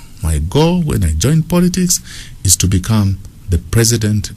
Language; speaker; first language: English; non-native, local second language; Bemba